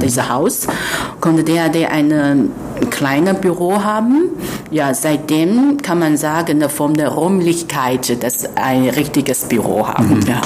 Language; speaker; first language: German; non-native, fluent; Chinese